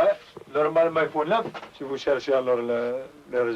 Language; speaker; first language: French; native; French